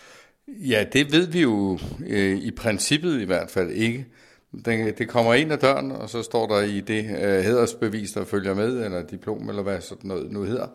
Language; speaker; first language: Danish; native; Danish